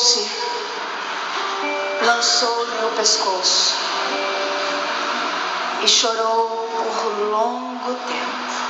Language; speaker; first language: Portuguese; native; Portuguese